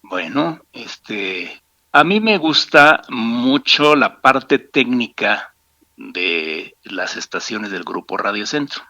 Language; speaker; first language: Spanish; native; Spanish